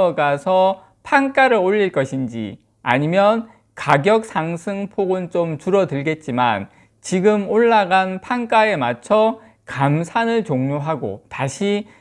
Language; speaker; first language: Korean; native; Korean